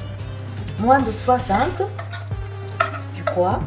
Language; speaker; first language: French; non-native, fluent; Japanese